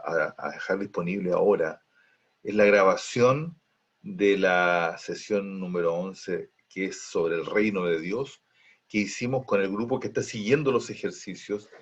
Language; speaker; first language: Spanish; native; Spanish